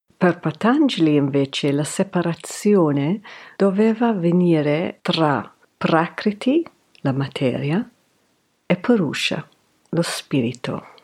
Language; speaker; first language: Italian; non-native, fluent; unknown